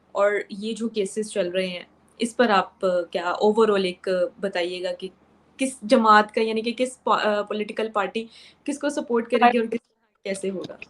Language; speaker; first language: Urdu; native; Urdu